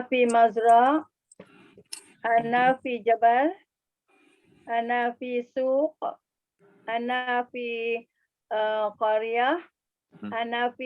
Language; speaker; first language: Arabic; non-native, learner; Malay